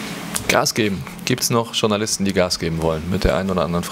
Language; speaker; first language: German; native; German